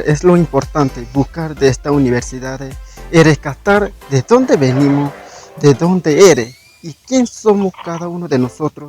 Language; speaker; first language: Spanish; non-native, local second language; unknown